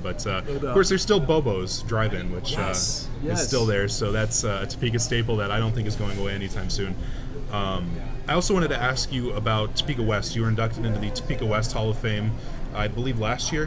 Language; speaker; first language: English; native; English